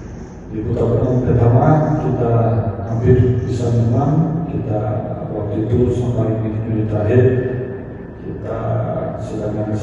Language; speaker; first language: Indonesian; non-native, fluent; Portuguese